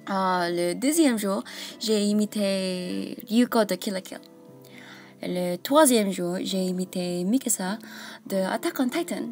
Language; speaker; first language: French; non-native, learner; English